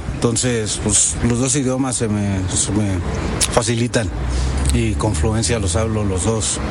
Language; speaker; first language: Spanish; early bilingual, heritage; Spanish